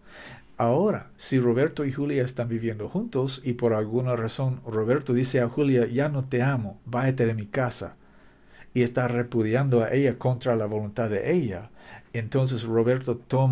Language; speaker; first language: Spanish; non-native, learner; English